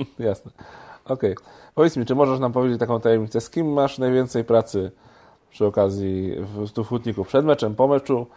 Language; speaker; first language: Polish; native; Polish